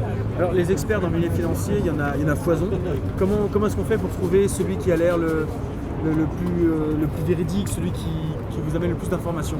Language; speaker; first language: French; native; French